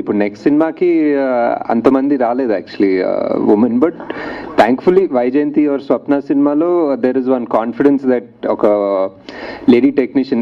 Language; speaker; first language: Telugu; native; Telugu